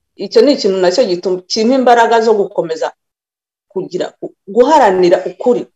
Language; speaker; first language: Kinyarwanda; early bilingual, other home language; Rundi